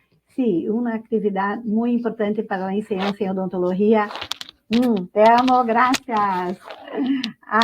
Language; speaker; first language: Spanish; non-native, fluent; Portuguese